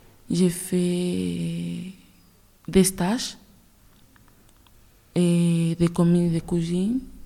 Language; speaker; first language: French; non-native, learner; Spanish